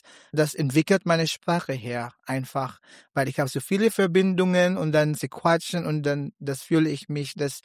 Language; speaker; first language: German; non-native, learner; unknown